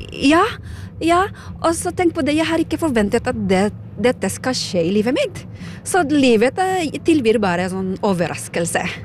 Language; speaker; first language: Norwegian; non-native, fluent; Filipino